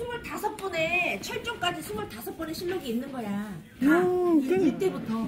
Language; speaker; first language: Korean; native; Korean